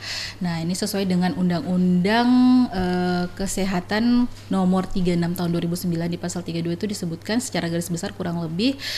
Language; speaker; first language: Indonesian; native; Indonesian